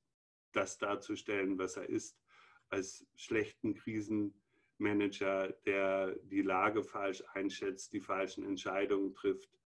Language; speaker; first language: German; native; German